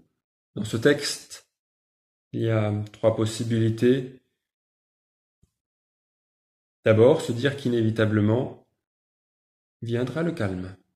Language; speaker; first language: French; native; French